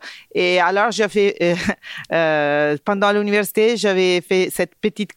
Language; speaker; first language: French; non-native, fluent; Italian